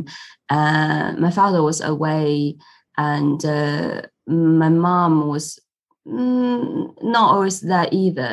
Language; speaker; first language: English; non-native, fluent; Chinese